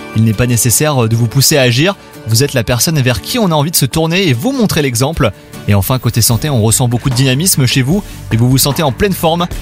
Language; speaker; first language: French; native; French